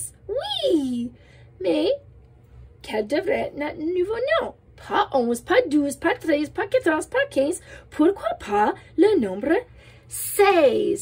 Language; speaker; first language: French; non-native, fluent; English